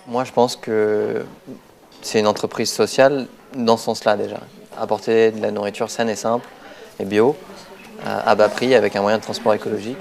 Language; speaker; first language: French; native; French